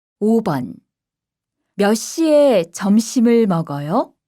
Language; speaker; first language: Korean; non-native, fluent; Indonesian